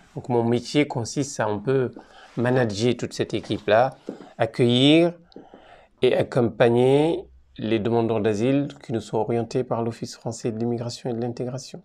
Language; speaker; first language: French; native; French